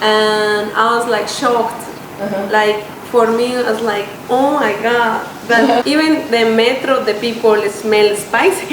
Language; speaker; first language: English; non-native, fluent; Spanish